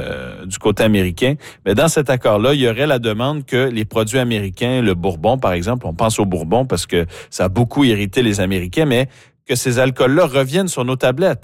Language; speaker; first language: French; native; French